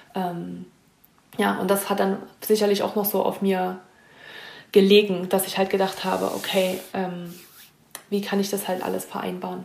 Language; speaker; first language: German; native; German